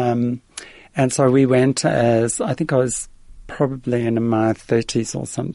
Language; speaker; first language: English; early bilingual, other home language; Dutch